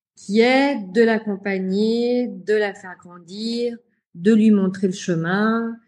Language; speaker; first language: French; native; French